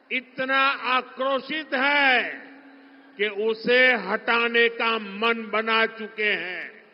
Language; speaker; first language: Hindi; non-native, local second language; Gujarati